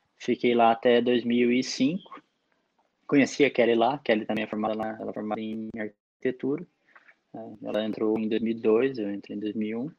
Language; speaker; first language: Portuguese; native; Portuguese